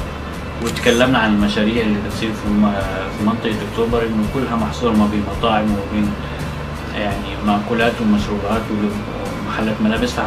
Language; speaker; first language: Arabic; native; Arabic